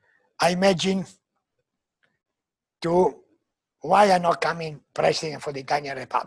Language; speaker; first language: English; non-native, learner; Italian